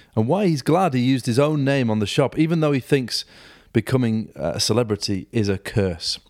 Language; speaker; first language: English; native; English